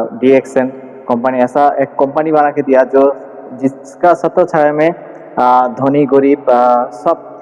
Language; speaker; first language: Hindi; non-native, learner; Bangla